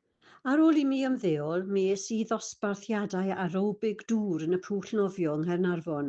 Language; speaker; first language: Welsh; non-native, fluent; English